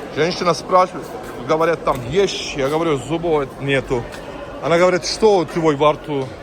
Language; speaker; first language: Russian; non-native, learner; Turkish